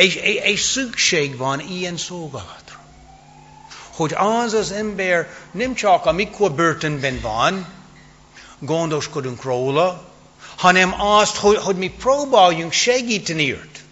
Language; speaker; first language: Hungarian; non-native, fluent; English